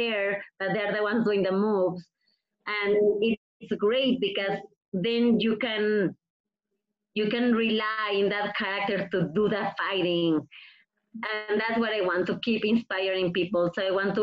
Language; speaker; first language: English; non-native, fluent; Spanish